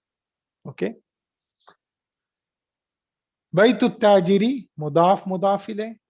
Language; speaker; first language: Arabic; non-native, fluent; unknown